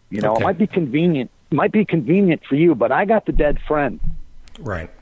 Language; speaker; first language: English; native; English